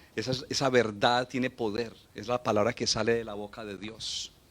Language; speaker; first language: Spanish; native; Spanish